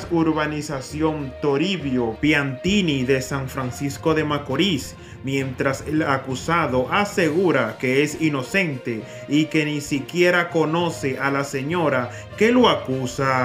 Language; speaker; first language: Spanish; native; Spanish